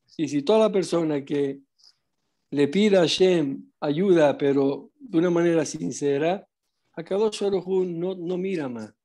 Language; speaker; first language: Spanish; non-native, fluent; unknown